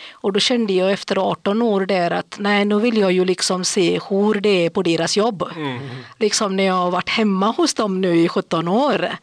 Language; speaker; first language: Swedish; non-native, fluent; English